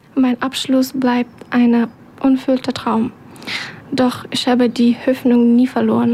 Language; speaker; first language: German; non-native, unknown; Persian